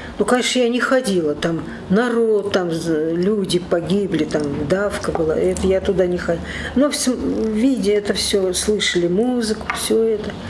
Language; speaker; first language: Russian; native; Russian